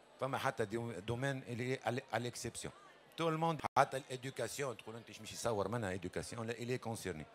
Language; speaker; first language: French; non-native, local second language; Arabic